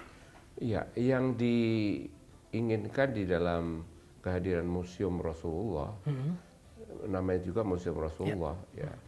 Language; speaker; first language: Indonesian; native; Indonesian